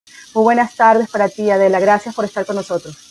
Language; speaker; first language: Spanish; native; Spanish